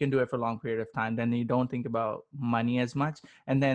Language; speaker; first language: English; non-native, local second language; Urdu